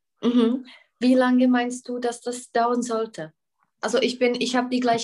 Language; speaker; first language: German; non-native, fluent; Czech